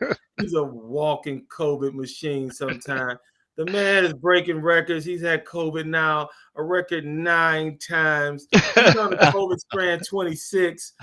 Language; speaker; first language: English; native; English